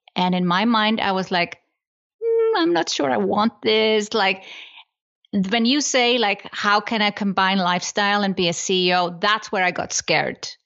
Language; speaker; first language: English; non-native, fluent; Icelandic